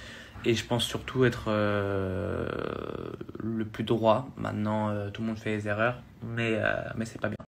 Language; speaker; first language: French; native; French